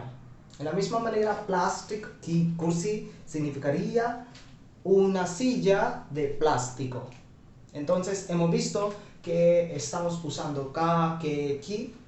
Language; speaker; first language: Spanish; non-native, fluent; Hindi